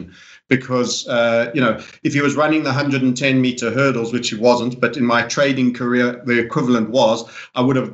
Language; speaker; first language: English; native; English